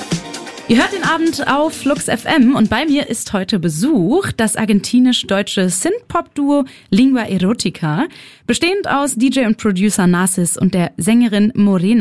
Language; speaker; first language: German; native; German